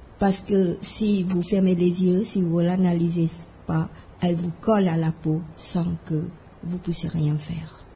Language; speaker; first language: French; non-native, fluent; Khmer